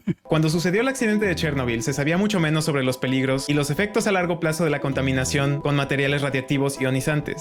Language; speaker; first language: Spanish; native; Spanish